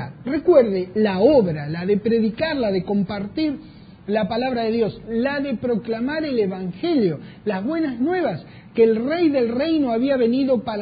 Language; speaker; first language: Spanish; native; Spanish